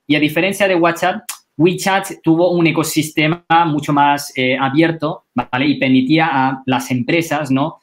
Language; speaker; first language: Spanish; non-native, fluent; Chinese